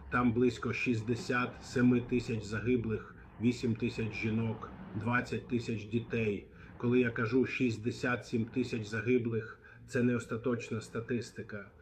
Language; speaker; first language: Ukrainian; non-native, fluent; Arabic